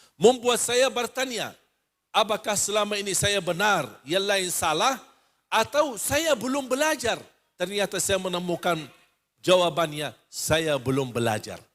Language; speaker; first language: Indonesian; non-native, fluent; Arabic